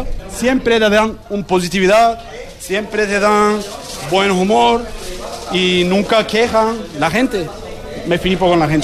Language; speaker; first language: Spanish; non-native, fluent; Turkish